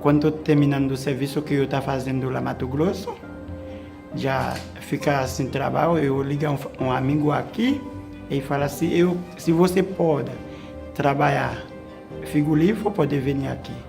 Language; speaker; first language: Portuguese; non-native, learner; Haitian Creole